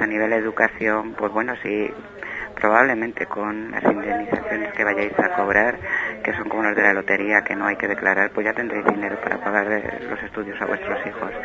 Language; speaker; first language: Spanish; native; Spanish